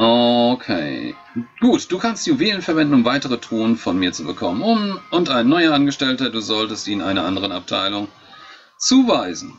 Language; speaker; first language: German; native; German